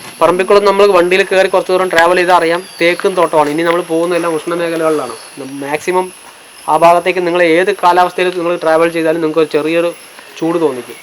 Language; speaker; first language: Malayalam; non-native, local second language; Tamil